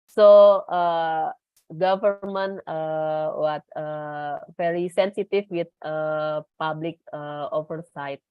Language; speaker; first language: English; non-native, learner; Indonesian